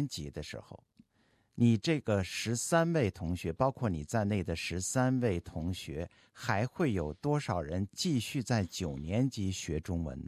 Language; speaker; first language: Chinese; native; Chinese